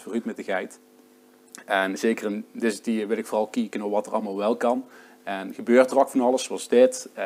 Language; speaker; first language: Dutch; native; Dutch